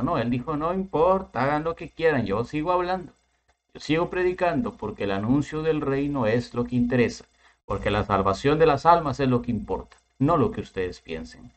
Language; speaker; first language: Spanish; native; Spanish